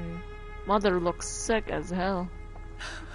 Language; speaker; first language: English; native; English